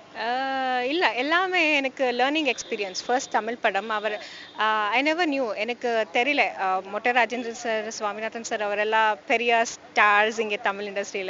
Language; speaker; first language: Tamil; non-native, learner; Kannada